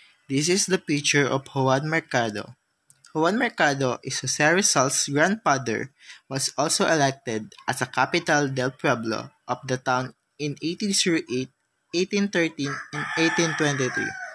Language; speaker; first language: English; non-native, local second language; Filipino